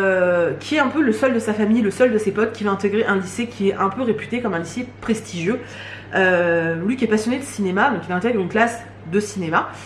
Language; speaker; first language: French; native; French